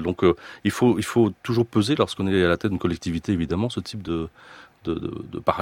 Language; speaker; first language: French; native; French